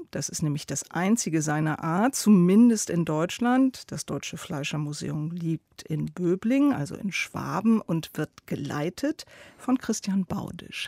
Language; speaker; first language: German; native; German